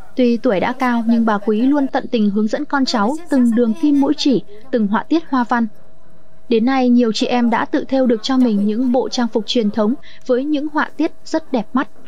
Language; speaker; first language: Vietnamese; native; Vietnamese